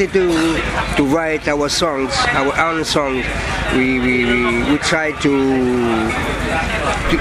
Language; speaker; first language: English; non-native, fluent; Italian